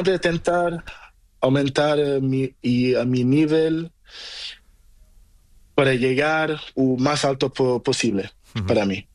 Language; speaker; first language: Spanish; non-native, learner; Portuguese